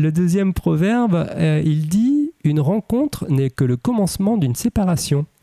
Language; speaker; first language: French; native; French